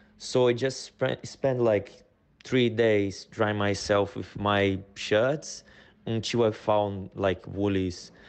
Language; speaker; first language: English; non-native, fluent; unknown